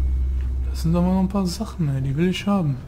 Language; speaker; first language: German; native; German